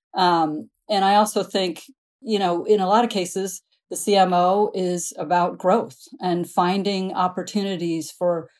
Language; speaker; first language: English; native; English